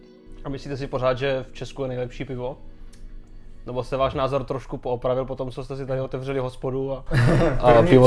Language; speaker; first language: Czech; native; Czech